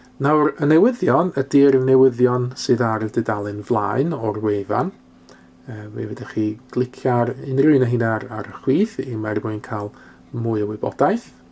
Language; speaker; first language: Welsh; non-native, local second language; English